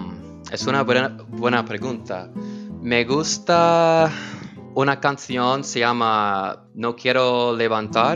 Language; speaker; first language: Spanish; non-native, learner; English